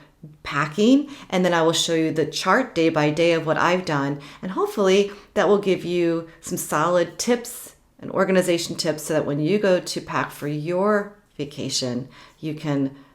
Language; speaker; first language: English; native; English